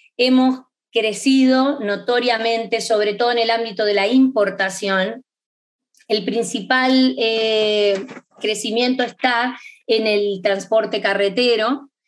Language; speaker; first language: Spanish; native; Spanish